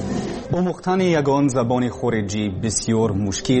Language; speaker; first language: Persian; non-native, learner; English